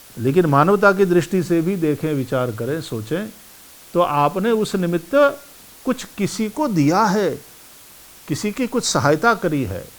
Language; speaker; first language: Hindi; non-native, local second language; Gujarati